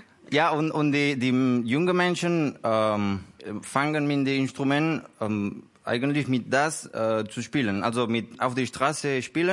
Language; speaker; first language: German; non-native, learner; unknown